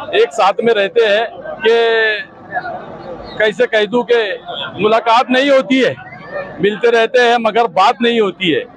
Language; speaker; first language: Hindi; non-native, local second language; Urdu